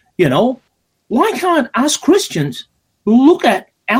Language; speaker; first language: English; native; English